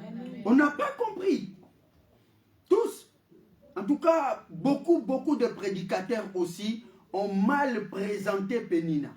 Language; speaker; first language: French; non-native, local second language; Lingala